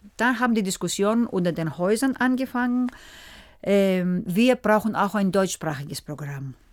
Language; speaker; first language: German; early bilingual, other home language; Greek